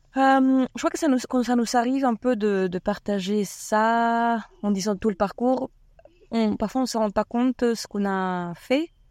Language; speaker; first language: French; non-native, fluent; Spanish